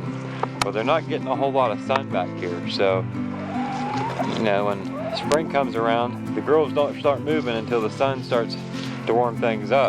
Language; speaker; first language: English; native; English